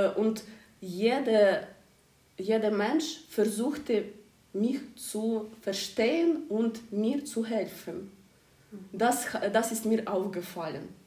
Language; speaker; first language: German; non-native, learner; Ukrainian